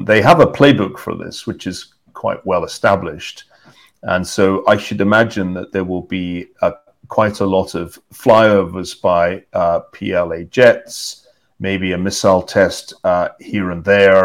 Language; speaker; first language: English; native; English